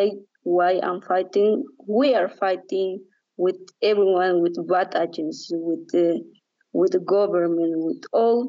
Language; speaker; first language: English; non-native, learner; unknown